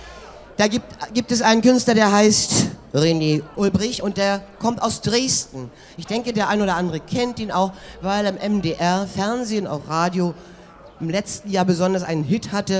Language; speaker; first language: German; native; German